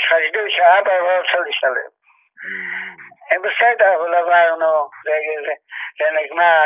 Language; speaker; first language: Hebrew; non-native, fluent; Yiddish